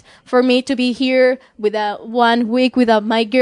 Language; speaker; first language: English; non-native, fluent; Spanish